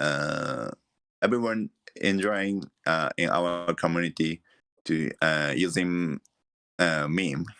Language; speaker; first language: English; non-native, learner; Japanese